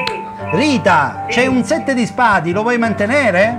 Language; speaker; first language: Italian; native; Italian